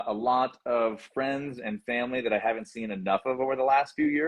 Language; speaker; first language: English; native; English